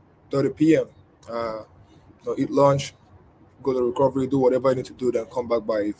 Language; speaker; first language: English; non-native, local second language; Igbo